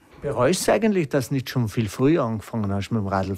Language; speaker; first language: German; native; German